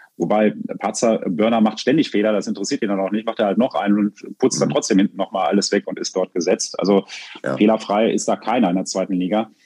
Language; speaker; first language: German; native; German